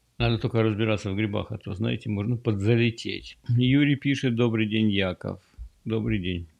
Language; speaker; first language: Russian; native; Russian